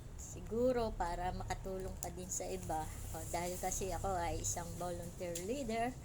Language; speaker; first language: Filipino; native; Filipino